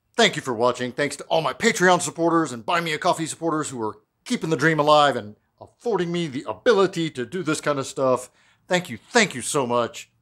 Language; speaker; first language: English; native; English